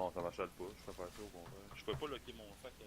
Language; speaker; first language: French; native; French